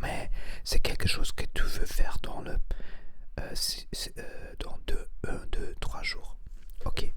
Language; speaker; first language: French; non-native, learner; Spanish